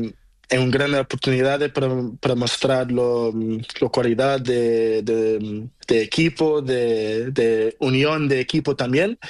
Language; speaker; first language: Spanish; non-native, learner; Portuguese